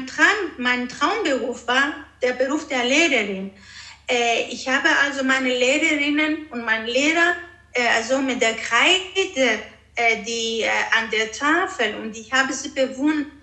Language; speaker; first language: German; early bilingual, heritage; Greek